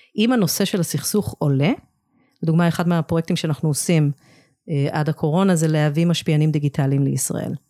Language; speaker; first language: Hebrew; early bilingual, other home language; English